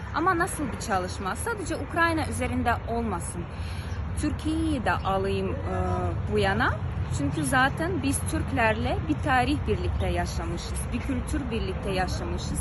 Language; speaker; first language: Turkish; non-native, fluent; Ukrainian